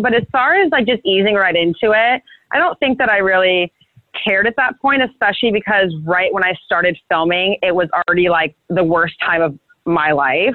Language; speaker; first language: English; native; English